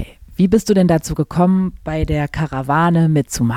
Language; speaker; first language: German; native; German